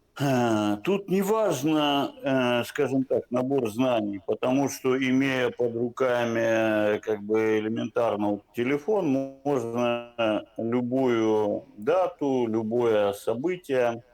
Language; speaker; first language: Russian; native; Russian